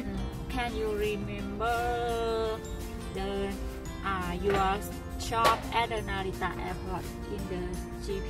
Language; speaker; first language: English; non-native, learner; Thai